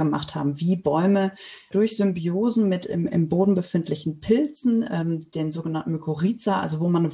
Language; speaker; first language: German; native; German